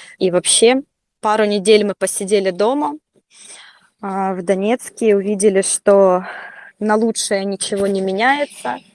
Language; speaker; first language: Russian; native; Russian